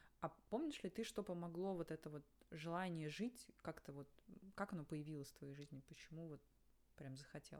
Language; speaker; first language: Russian; native; Russian